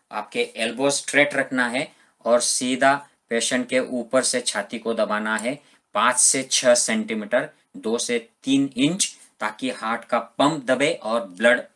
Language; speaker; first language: Hindi; non-native, local second language; Marathi